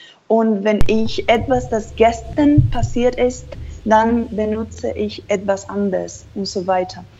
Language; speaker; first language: German; non-native, fluent; Spanish